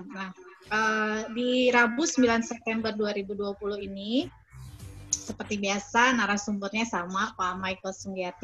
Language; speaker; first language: Indonesian; native; Indonesian